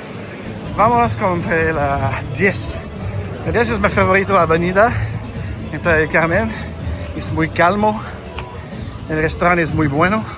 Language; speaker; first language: Spanish; non-native, learner; French